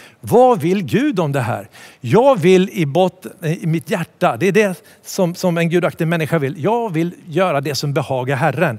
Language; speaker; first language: Swedish; native; Swedish